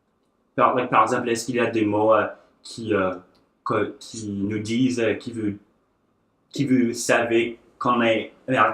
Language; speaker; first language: French; non-native, learner; English